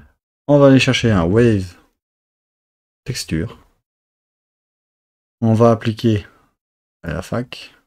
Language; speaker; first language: French; native; French